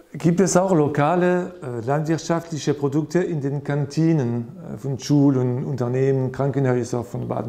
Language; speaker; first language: German; non-native, fluent; French